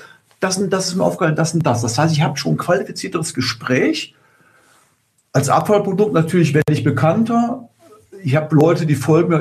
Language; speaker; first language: German; native; German